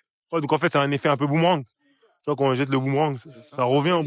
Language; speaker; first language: French; native; French